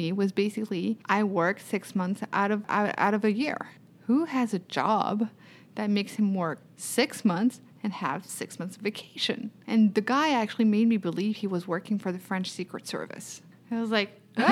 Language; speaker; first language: English; non-native, fluent; French